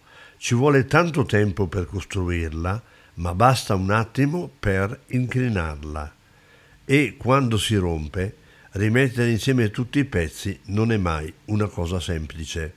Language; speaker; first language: Italian; native; Italian